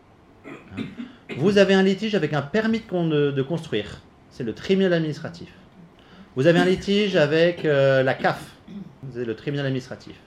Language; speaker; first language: French; native; French